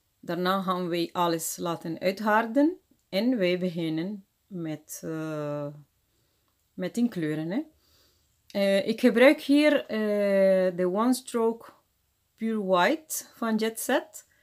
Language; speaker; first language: Dutch; non-native, fluent; Spanish